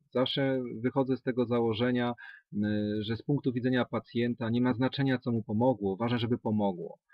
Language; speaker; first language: Polish; native; Polish